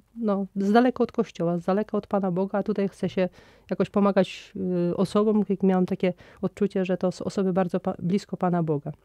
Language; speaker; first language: Polish; native; Polish